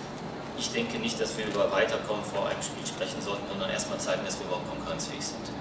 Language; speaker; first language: German; native; German